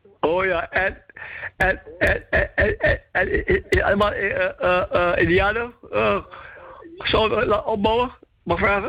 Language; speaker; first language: Dutch; non-native, local second language; Javanese